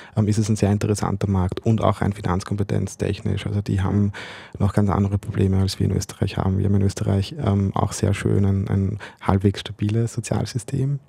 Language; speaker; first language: German; early bilingual, other home language; Bosnian